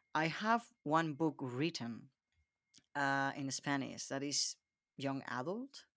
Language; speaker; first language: English; non-native, fluent; Spanish